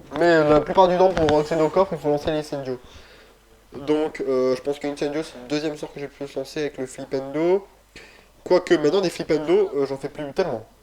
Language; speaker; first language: French; native; French